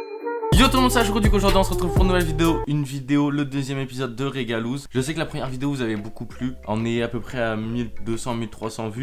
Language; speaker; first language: French; native; French